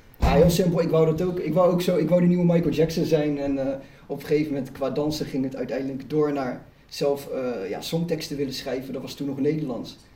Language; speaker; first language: Dutch; native; Dutch